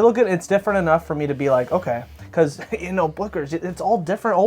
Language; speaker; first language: English; native; English